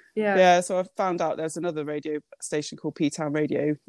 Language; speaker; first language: English; early bilingual, other home language; Japanese